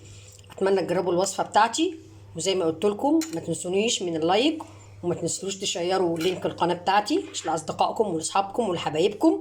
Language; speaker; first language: Arabic; native; Arabic